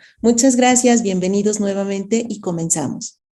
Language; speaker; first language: Spanish; native; Spanish